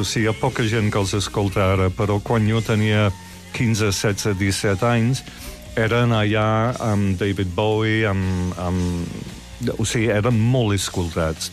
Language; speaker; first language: Catalan; non-native, fluent; English